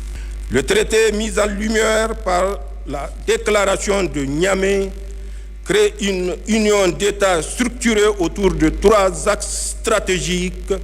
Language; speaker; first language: French; non-native, local second language; Hausa